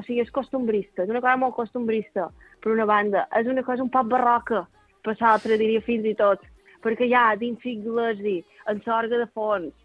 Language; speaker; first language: Catalan; native; Catalan